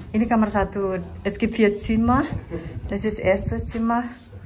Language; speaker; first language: German; non-native, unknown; Indonesian